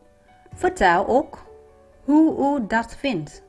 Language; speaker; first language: Dutch; non-native, fluent; Vietnamese